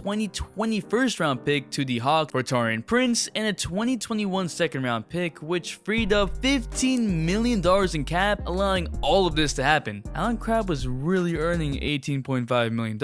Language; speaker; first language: English; native; English